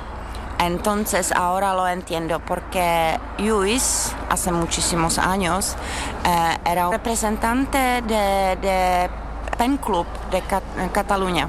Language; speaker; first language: Spanish; non-native, fluent; Czech